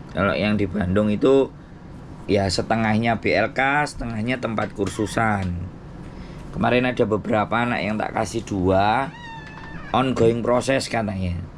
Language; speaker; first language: Indonesian; native; Indonesian